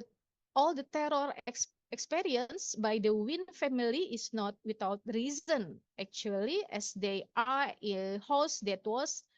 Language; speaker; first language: English; non-native, local second language; Indonesian